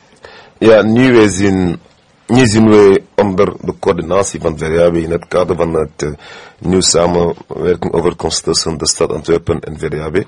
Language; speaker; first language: Dutch; non-native, fluent; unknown